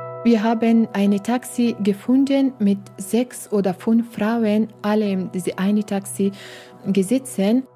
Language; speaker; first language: German; non-native, learner; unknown